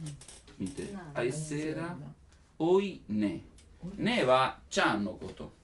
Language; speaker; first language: Japanese; non-native, learner; Italian